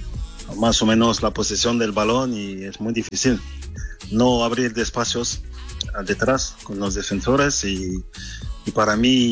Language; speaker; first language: Spanish; non-native, fluent; French